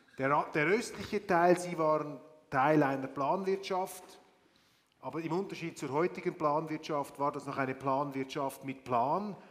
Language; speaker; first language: German; native; German